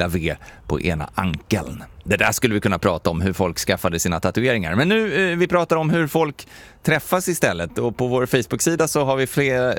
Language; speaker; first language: Swedish; native; Swedish